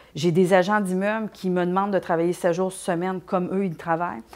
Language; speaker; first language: French; native; French